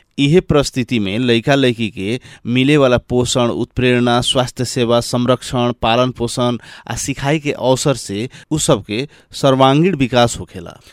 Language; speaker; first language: Bhojpuri; native; Bhojpuri